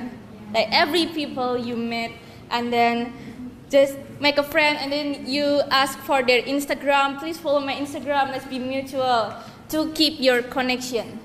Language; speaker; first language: English; non-native, learner; Indonesian